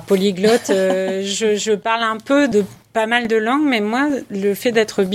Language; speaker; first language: French; early bilingual, other home language; English